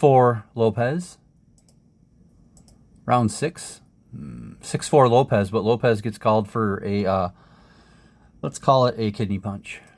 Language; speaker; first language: English; native; English